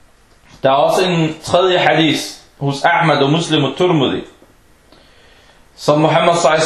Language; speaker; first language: Danish; non-native, fluent; Arabic